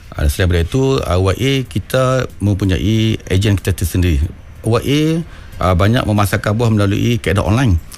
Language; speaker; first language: Malay; native; Malay